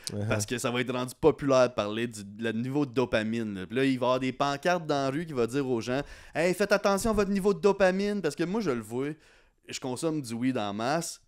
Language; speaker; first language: French; native; French